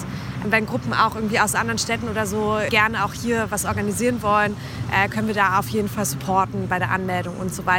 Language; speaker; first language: German; native; German